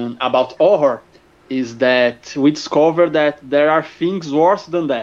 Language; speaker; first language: English; non-native, fluent; Portuguese